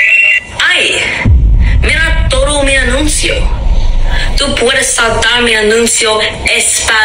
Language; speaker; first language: Spanish; non-native, learner; English